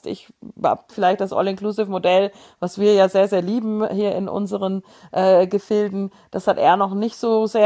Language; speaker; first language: German; native; German